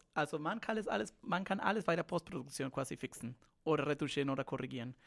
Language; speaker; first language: German; non-native, fluent; Spanish